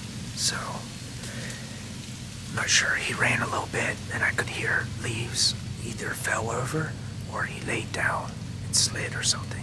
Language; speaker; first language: English; native; English